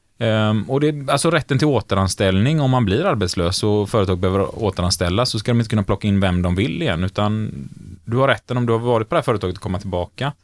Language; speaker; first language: Swedish; native; Swedish